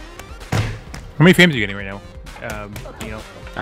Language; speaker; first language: English; native; English